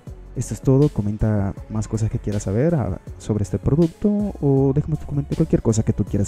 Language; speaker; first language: Spanish; native; Spanish